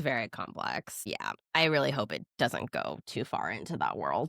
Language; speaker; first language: English; native; English